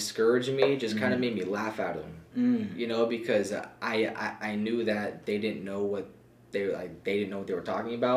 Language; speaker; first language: English; native; English